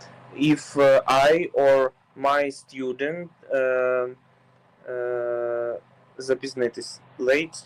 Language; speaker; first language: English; non-native, learner; Ukrainian